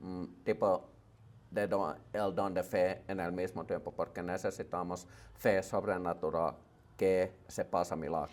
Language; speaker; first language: Spanish; non-native, learner; Finnish